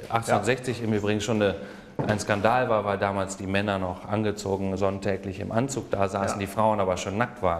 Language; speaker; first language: German; native; German